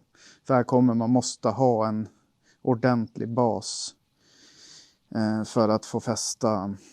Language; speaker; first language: Swedish; native; Swedish